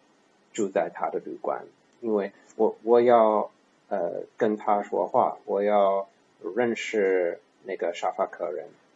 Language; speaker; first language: Chinese; non-native, learner; English